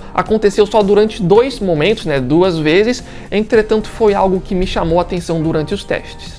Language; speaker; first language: Portuguese; native; Portuguese